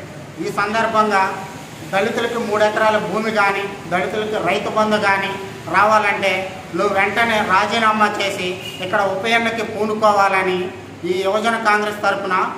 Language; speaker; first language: Telugu; native; Telugu